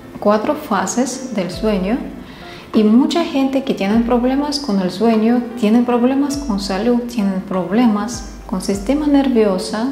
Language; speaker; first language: Spanish; non-native, fluent; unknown